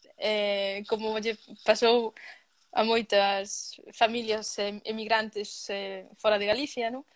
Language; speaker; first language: Galician; early bilingual, other home language; Spanish